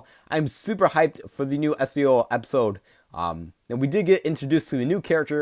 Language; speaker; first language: English; native; English